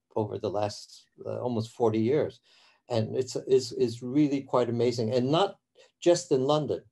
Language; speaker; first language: English; early bilingual, other home language; Cantonese